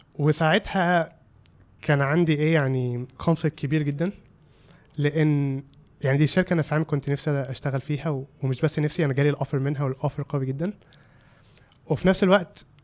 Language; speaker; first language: Arabic; native; Arabic